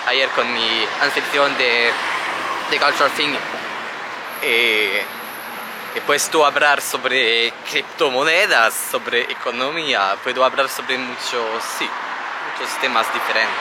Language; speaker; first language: Spanish; non-native, learner; French